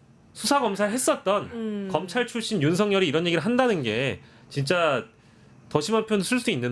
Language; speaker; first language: Korean; native; Korean